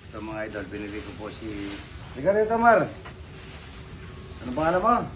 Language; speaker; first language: Filipino; non-native, local second language; Pampanga